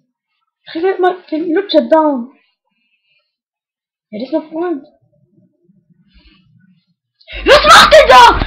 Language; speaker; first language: German; native; German